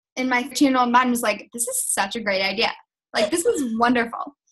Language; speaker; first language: English; native; English